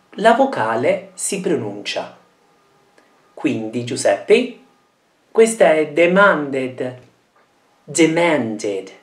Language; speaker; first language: Italian; non-native, fluent; English